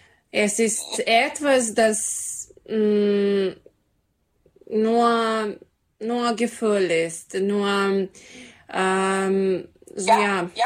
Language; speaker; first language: German; non-native, learner; Serbian